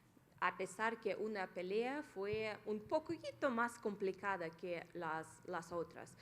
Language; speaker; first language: Spanish; non-native, fluent; Russian